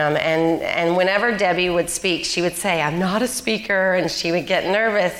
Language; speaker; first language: English; native; English